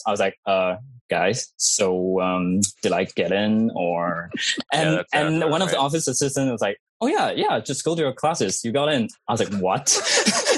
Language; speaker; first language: English; non-native, fluent; Cantonese